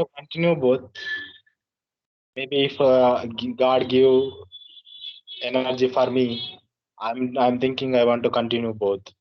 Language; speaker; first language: English; non-native, learner; Telugu